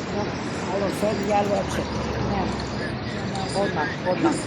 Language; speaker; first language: Greek; non-native, learner; Armenian